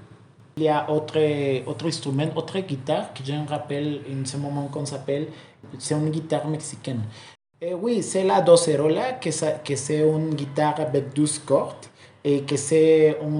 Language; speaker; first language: French; non-native, learner; Spanish